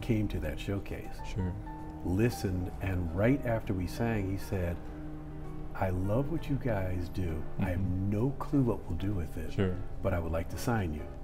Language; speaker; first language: English; native; English